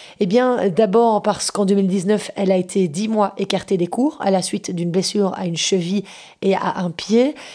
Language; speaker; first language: French; native; French